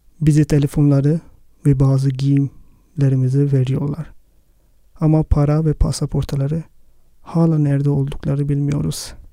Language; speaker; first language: Turkish; non-native, fluent; Arabic